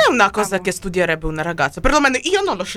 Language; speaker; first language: Italian; native; Italian